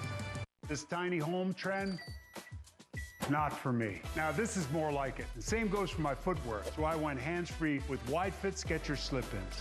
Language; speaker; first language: English; native; English